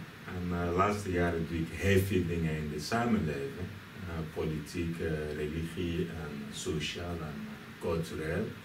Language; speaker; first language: Dutch; non-native, fluent; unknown